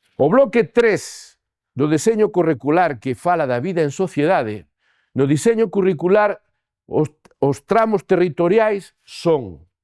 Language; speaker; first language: Galician; native; Galician